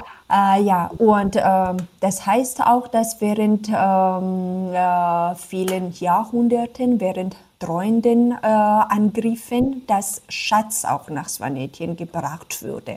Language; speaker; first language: German; non-native, fluent; Georgian